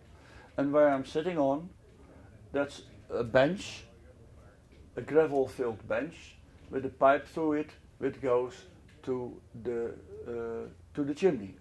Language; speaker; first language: English; non-native, fluent; Dutch